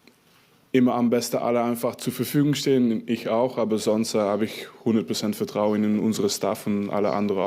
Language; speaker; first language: German; non-native, fluent; French